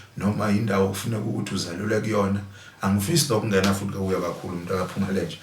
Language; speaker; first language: Zulu; native; Zulu